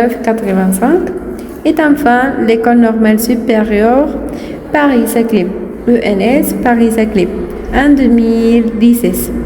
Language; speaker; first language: French; non-native, learner; Spanish